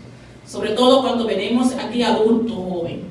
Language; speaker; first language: Spanish; native; Spanish